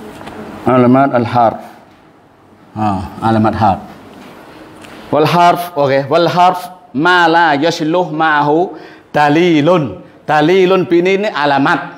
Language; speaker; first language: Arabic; non-native, fluent; Western Cham